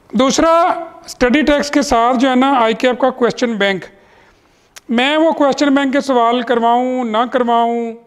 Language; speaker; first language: Urdu; native; Urdu